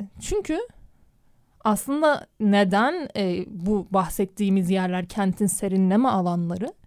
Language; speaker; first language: Turkish; native; Turkish